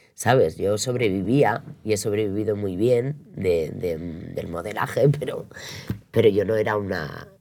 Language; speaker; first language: Spanish; non-native, local second language; Catalan